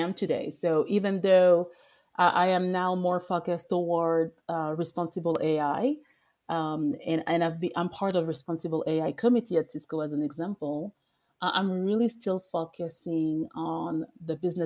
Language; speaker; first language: English; non-native, fluent; French